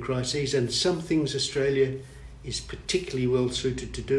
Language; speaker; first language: English; native; English